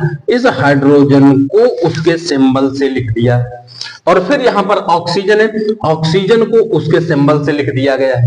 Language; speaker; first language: Hindi; native; Hindi